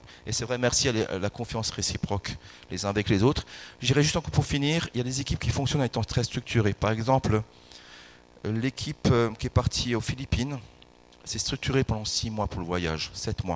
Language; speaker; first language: French; native; French